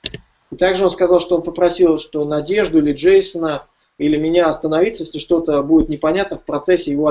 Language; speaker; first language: Russian; native; Russian